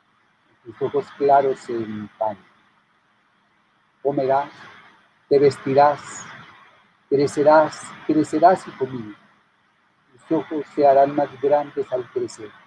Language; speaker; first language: Spanish; native; Spanish